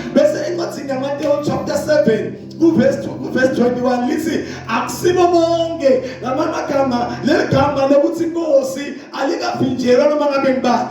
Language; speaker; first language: Zulu; non-native, local second language; Swati